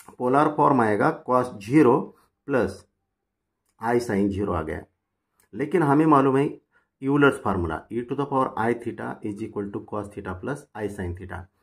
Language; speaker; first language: Hindi; non-native, local second language; Marathi